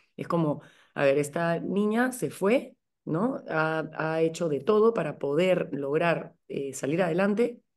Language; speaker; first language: Spanish; native; Spanish